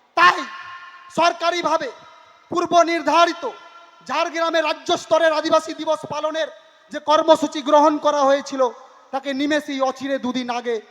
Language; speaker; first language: Bangla; non-native, local second language; Santali